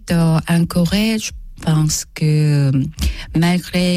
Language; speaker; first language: French; non-native, learner; Korean